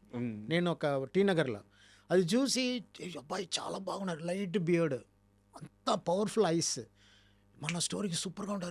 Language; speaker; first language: Telugu; non-native, fluent; Tamil